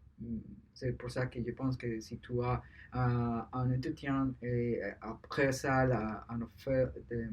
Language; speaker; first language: French; non-native, learner; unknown